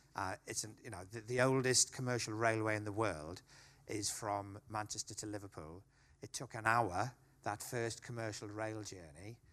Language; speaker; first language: English; native; English